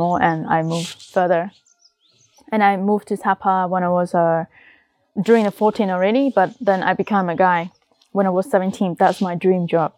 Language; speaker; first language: English; non-native, learner; Vietnamese